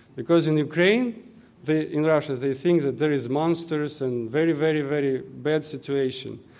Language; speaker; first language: English; non-native, fluent; Russian